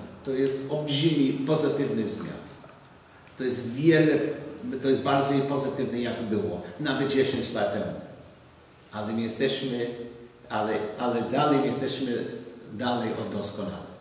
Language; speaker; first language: Polish; non-native, learner; English